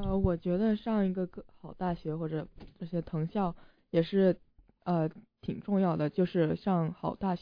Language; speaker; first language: Chinese; early bilingual, heritage; Chinese